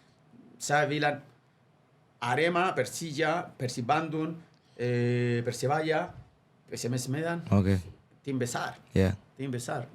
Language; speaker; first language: Indonesian; non-native, fluent; Spanish